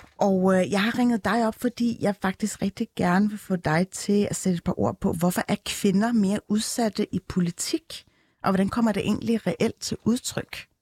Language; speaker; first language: Danish; early bilingual, other home language; Turkish